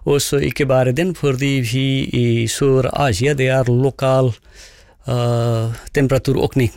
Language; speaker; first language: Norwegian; non-native, fluent; Nepali